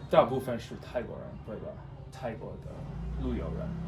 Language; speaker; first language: Chinese; non-native, learner; English